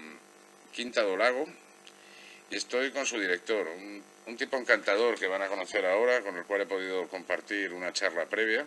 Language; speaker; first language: Spanish; native; Spanish